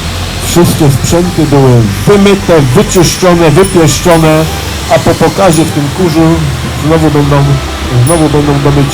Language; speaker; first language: Polish; native; Polish